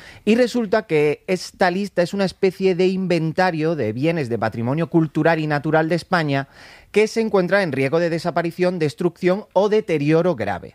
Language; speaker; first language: Spanish; native; Spanish